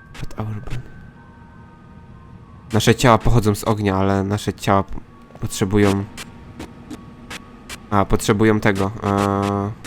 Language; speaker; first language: Polish; native; Polish